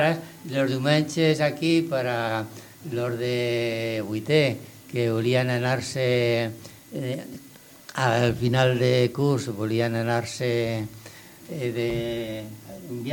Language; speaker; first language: Catalan; non-native, local second language; Spanish